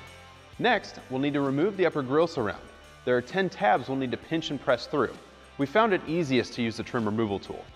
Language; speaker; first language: English; native; English